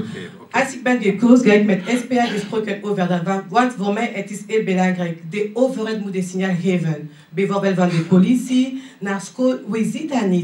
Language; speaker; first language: Dutch; non-native, learner; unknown